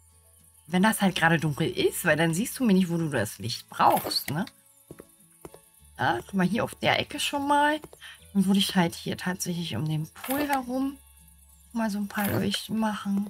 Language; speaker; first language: German; native; German